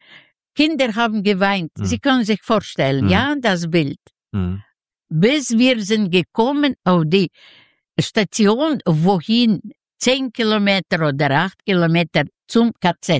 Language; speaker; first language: German; non-native, learner; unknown